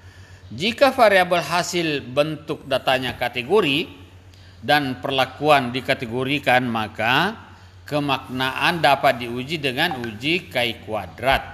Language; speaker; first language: Indonesian; native; Indonesian